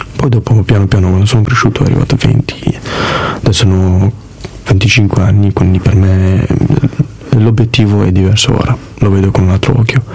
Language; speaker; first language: Italian; early bilingual, other home language; Kurdish